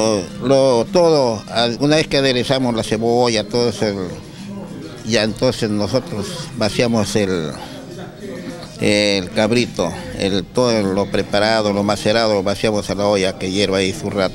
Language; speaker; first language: Spanish; native; Spanish